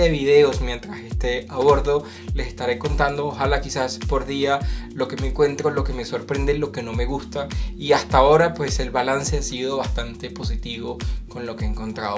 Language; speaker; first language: Spanish; native; Spanish